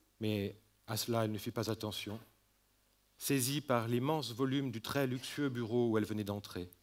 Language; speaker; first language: French; native; French